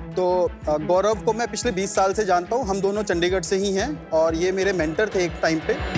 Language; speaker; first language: Hindi; native; Hindi